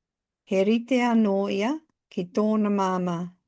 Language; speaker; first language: Māori; non-native, local second language; English